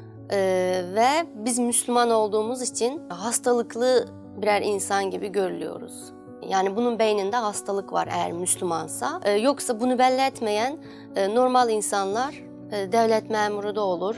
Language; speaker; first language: Turkish; non-native, fluent; Uyghur